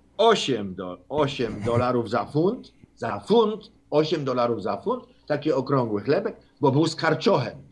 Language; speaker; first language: Polish; native; Polish